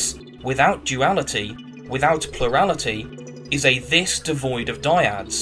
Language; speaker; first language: English; native; English